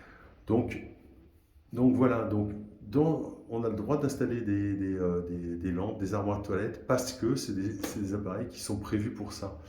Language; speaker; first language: French; native; French